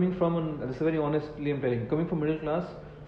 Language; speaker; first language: English; non-native, local second language; Punjabi